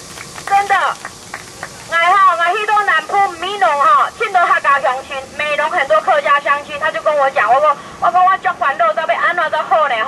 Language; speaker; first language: Chinese; non-native, local second language; Min Nan Chinese